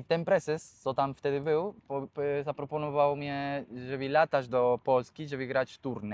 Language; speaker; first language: Polish; non-native, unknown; Spanish